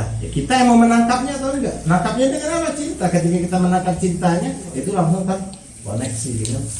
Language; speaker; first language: Indonesian; native; Indonesian